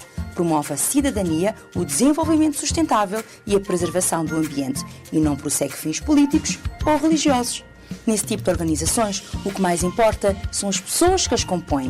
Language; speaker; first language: Portuguese; non-native, local second language; Kabuverdianu